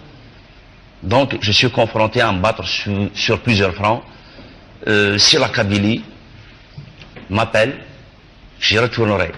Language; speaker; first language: French; non-native, local second language; Kabyle